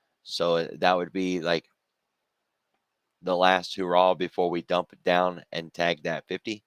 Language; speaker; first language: English; native; English